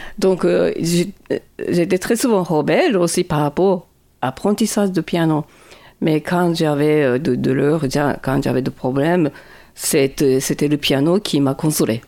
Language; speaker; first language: French; non-native, fluent; Japanese